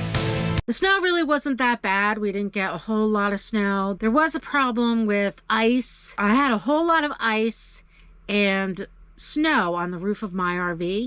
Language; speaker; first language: English; native; English